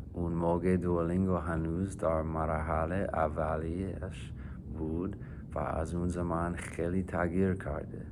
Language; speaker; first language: Persian; non-native, fluent; English